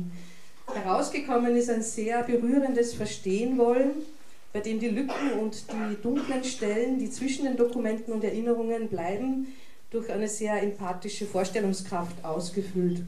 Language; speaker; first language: German; native; German